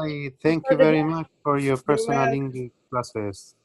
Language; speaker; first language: English; non-native, learner; Spanish